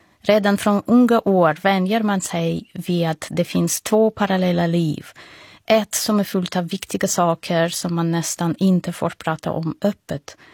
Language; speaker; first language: Swedish; non-native, fluent; Russian